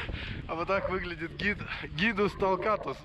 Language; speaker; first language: Russian; non-native, local second language; Kyrgyz